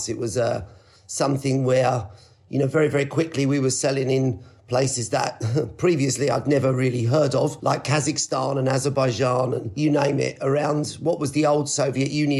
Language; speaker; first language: English; native; English